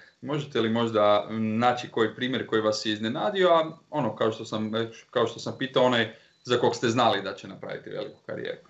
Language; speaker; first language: Croatian; native; Croatian